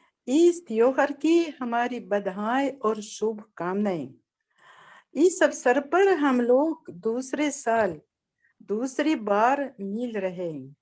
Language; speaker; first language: Hindi; non-native, fluent; Kazakh